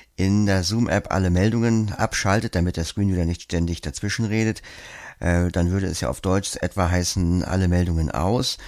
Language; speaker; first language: German; native; German